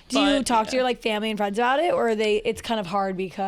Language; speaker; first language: English; native; English